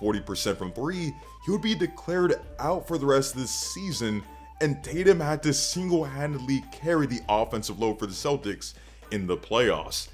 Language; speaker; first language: English; native; English